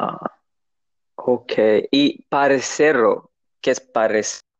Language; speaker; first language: Spanish; non-native, learner; English